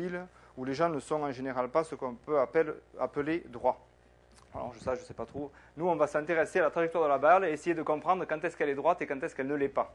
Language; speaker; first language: French; native; French